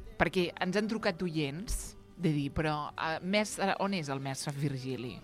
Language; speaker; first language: Catalan; native; Catalan